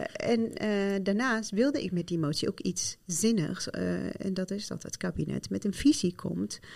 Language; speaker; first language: Dutch; non-native, fluent; Arabic